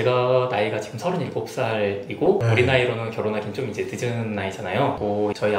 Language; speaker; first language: Korean; native; Korean